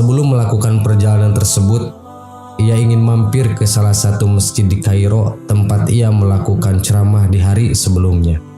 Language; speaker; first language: Indonesian; native; Indonesian